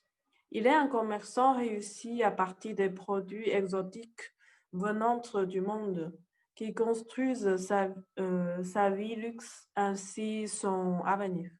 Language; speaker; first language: French; non-native, learner; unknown